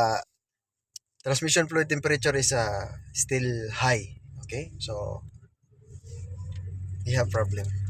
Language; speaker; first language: English; non-native, local second language; Filipino